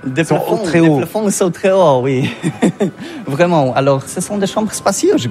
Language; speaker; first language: French; non-native, learner; Polish